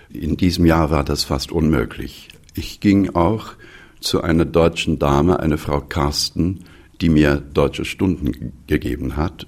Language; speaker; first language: German; non-native, fluent; English